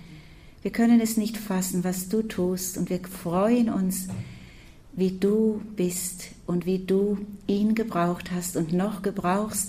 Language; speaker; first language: German; native; German